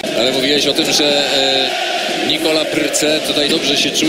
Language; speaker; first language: Polish; native; Polish